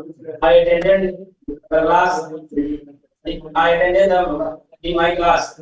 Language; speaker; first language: English; non-native, learner; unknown